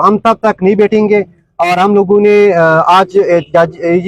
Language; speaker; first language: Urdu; non-native, local second language; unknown